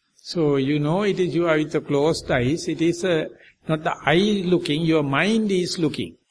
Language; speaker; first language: English; non-native, local second language; Sinhala